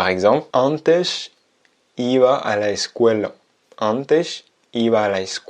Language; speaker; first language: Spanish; non-native, fluent; French